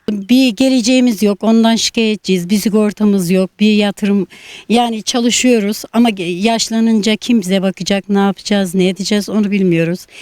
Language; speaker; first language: Turkish; non-native, local second language; Kurdish